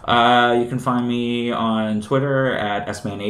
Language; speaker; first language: English; native; English